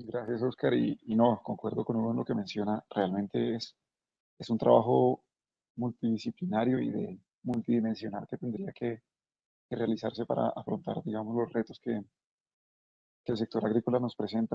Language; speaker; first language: Spanish; native; Spanish